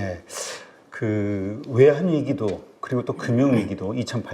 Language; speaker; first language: Korean; native; Korean